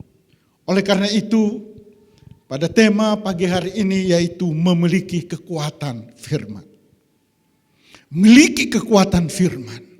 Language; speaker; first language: Indonesian; native; Indonesian